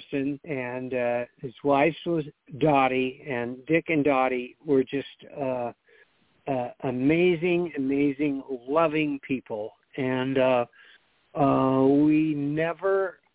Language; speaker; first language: English; native; English